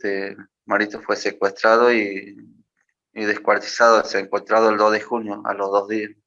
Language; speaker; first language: Spanish; native; Spanish